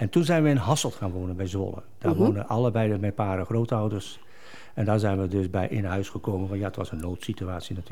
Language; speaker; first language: Dutch; native; Dutch